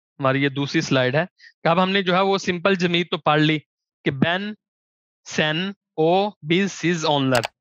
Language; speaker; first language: Urdu; non-native, local second language; Punjabi